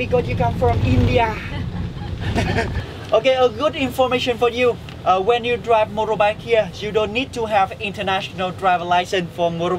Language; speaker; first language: English; non-native, fluent; Vietnamese